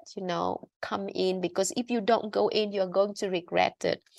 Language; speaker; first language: English; non-native, fluent; Vietnamese